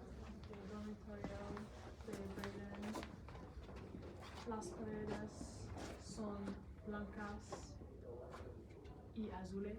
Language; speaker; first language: Spanish; non-native, learner; English